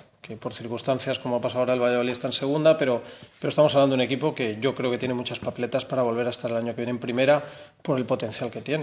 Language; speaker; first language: Spanish; native; Spanish